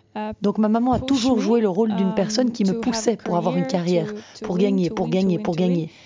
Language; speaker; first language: French; non-native, fluent; Ukrainian